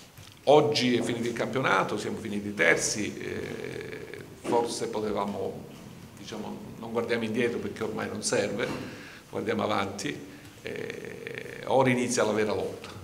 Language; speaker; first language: Italian; native; Italian